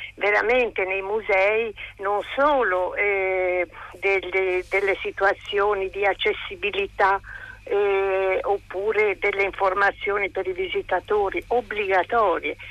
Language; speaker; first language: Italian; native; Italian